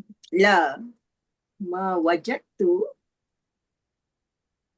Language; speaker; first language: Arabic; non-native, learner; Malay